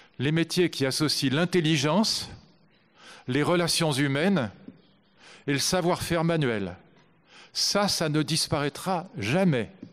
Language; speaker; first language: French; native; French